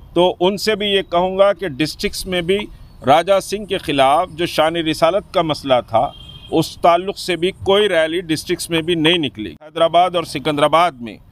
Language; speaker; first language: Hindi; non-native, local second language; Urdu